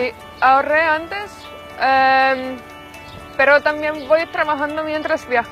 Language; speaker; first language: Spanish; non-native, fluent; Finnish